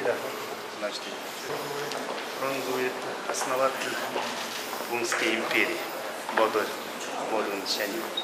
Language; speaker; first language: Russian; non-native, learner; Mongolian